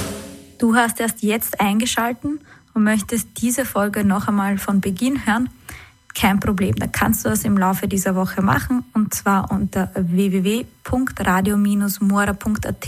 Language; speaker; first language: German; native; German